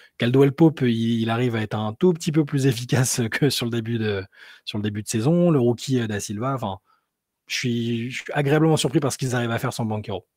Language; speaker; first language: French; native; French